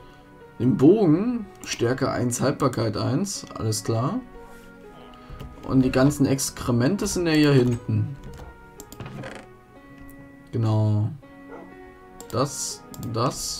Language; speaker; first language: German; native; German